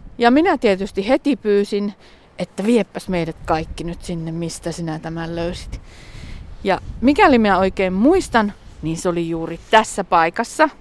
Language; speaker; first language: Finnish; native; Finnish